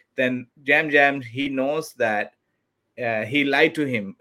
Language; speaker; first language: English; non-native, local second language; Tamil